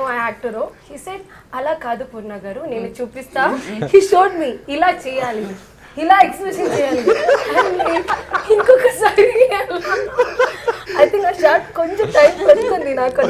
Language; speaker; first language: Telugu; non-native, learner; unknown